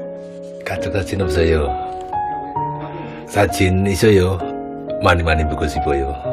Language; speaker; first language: Korean; non-native, learner; Indonesian